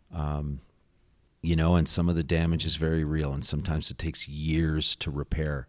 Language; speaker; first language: English; native; English